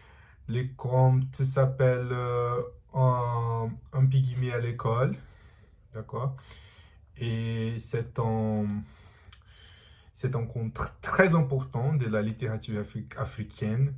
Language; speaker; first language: French; non-native, learner; Portuguese